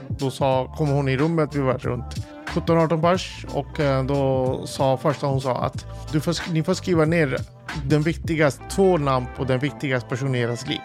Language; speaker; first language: Swedish; non-native, fluent; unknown